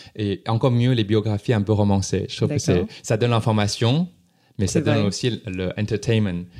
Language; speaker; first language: French; non-native, fluent; Chinese